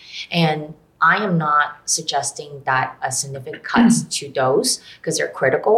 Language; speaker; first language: English; non-native, local second language; Cantonese